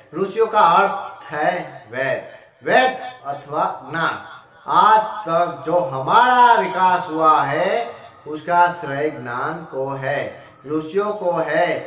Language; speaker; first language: Hindi; non-native, local second language; Gujarati